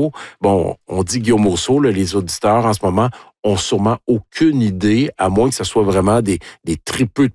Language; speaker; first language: French; native; French